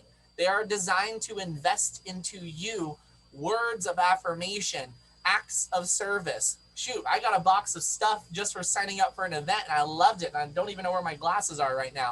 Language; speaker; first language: English; native; English